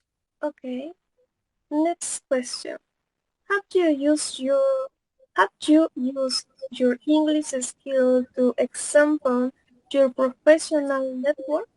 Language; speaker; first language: English; non-native, learner; Spanish